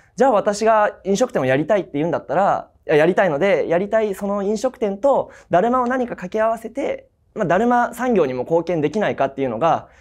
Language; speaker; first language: Japanese; native; Japanese